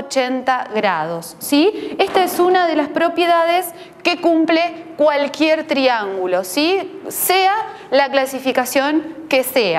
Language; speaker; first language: Spanish; native; Spanish